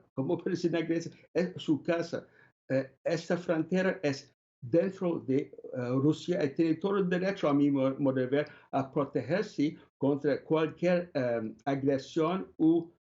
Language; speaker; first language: Spanish; non-native, fluent; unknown